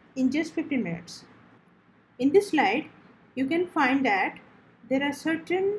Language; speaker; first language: English; non-native, local second language; Odia